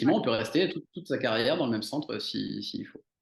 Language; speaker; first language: French; native; French